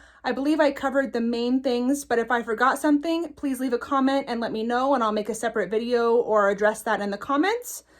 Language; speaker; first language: English; native; English